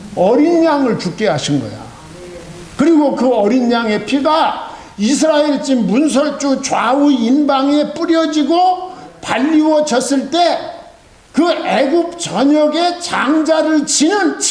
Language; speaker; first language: Korean; native; Korean